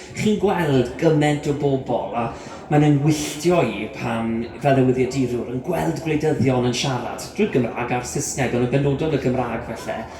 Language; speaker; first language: Welsh; native; Welsh